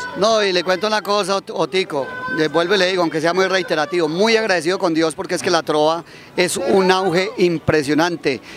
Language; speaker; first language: Spanish; native; Spanish